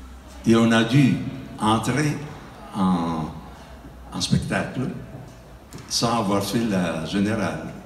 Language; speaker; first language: French; non-native, fluent; Italian